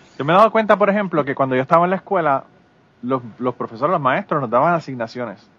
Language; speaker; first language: Spanish; native; Spanish